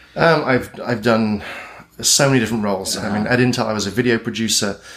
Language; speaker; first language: English; native; English